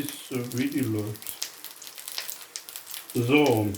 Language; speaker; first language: German; non-native, learner; Urdu